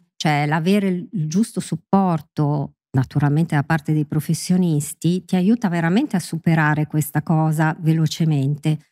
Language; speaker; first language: Italian; native; Italian